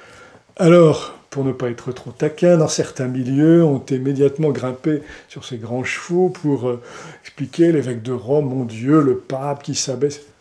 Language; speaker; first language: French; native; French